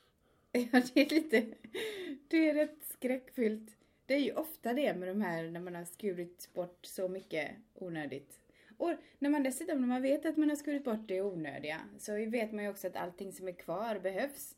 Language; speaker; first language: Swedish; native; Swedish